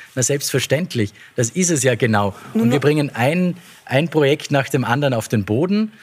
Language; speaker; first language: German; native; German